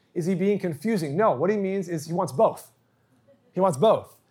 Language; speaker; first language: English; native; English